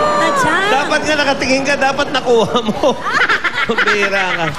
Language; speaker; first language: Filipino; native; Filipino